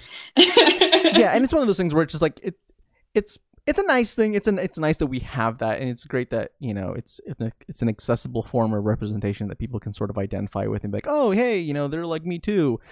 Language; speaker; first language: English; early bilingual, other home language; Filipino